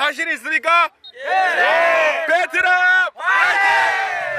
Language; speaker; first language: Korean; native; Korean